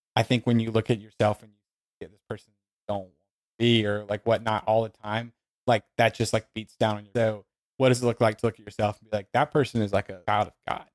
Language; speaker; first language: English; native; English